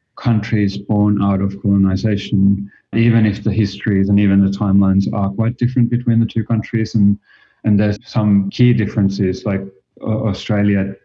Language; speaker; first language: English; non-native, fluent; Finnish